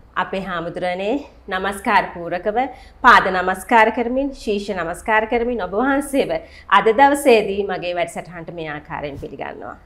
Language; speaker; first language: Sinhala; native; Sinhala